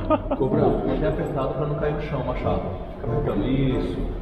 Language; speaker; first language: Portuguese; native; Portuguese